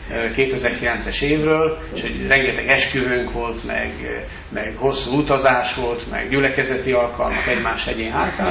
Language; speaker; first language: Hungarian; native; Hungarian